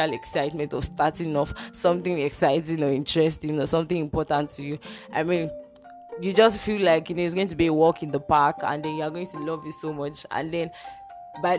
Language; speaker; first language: English; non-native, local second language; Yoruba